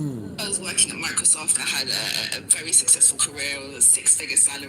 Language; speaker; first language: English; native; English